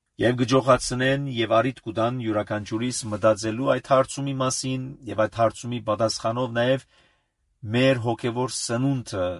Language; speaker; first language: Armenian; early bilingual, heritage; Armenian